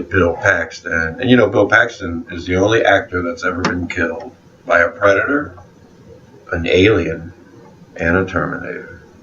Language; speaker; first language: English; native; English